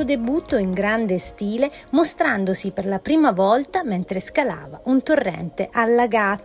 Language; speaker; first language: Italian; native; Italian